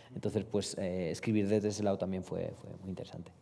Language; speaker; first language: Spanish; early bilingual, other home language; Romanian